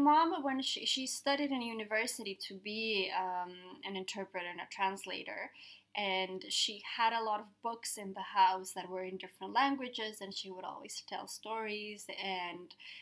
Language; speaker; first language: English; non-native, fluent; Spanish